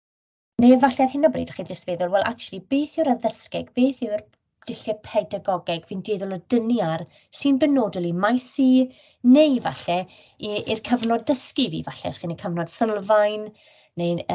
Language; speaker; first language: Welsh; native; Welsh